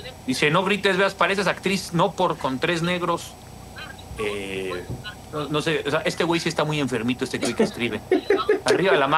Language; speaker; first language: Spanish; native; Spanish